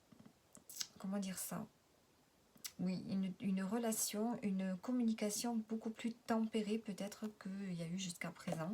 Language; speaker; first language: French; native; French